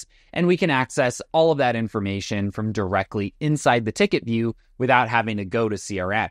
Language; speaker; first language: English; native; English